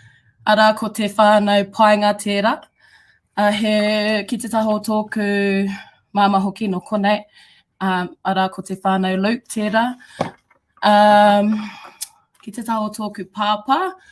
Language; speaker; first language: Māori; non-native, local second language; English